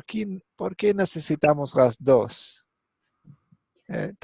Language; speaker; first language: Spanish; non-native, fluent; English